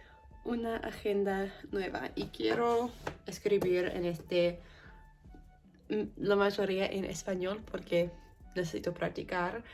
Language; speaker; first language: Spanish; non-native, learner; English